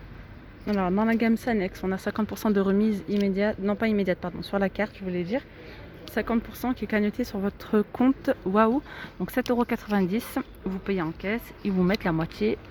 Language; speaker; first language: French; native; French